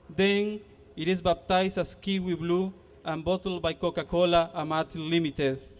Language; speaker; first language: English; non-native, fluent; Spanish